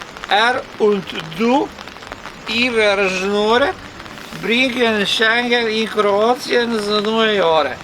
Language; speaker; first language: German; non-native, learner; Croatian